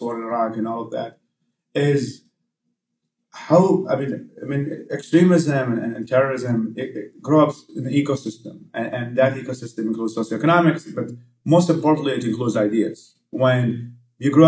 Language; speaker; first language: English; non-native, fluent; Arabic